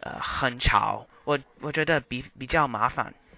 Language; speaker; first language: Chinese; non-native, learner; English